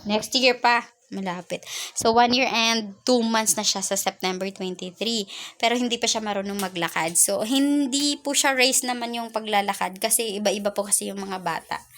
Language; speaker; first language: Filipino; non-native, local second language; Cebuano